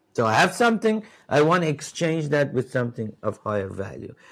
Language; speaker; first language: English; non-native, fluent; Persian